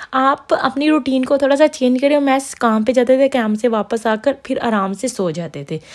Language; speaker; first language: Urdu; non-native, local second language; Punjabi